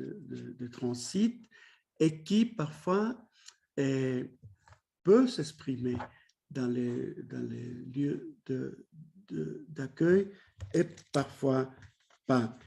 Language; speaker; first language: French; non-native, fluent; Spanish